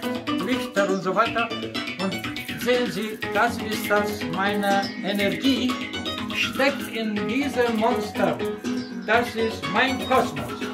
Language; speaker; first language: German; non-native, fluent; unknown